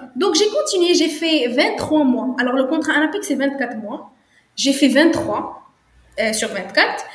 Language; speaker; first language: French; non-native, local second language; Arabic